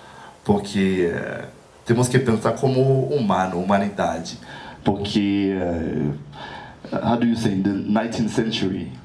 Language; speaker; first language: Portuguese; non-native, learner; Haitian Creole